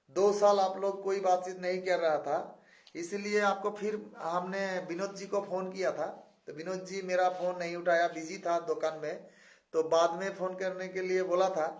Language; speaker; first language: Hindi; non-native, local second language; Bangla